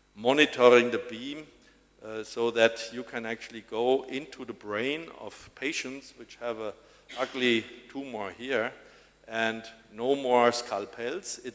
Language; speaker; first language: English; non-native, fluent; German